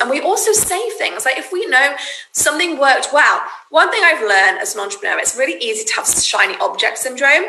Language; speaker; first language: English; native; English